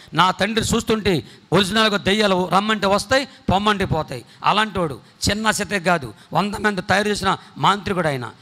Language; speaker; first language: Telugu; non-native, local second language; Koya